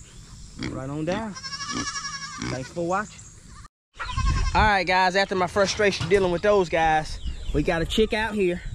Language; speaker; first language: English; native; English